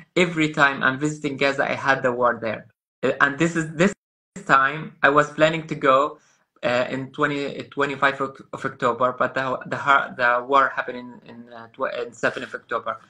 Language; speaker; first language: English; non-native, learner; Arabic